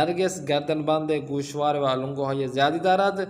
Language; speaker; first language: Persian; non-native, fluent; Urdu